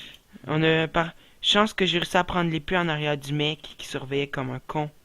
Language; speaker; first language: French; native; French